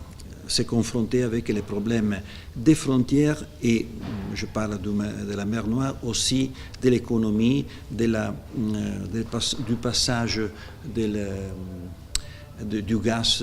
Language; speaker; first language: French; non-native, fluent; Italian